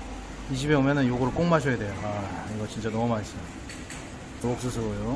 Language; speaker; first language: Korean; native; Korean